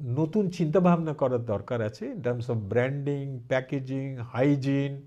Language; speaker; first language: Bangla; early bilingual, heritage; Bangla